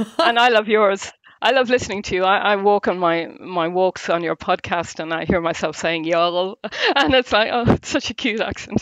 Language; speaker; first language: English; native; English